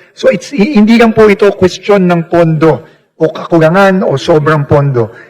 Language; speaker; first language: Filipino; native; Filipino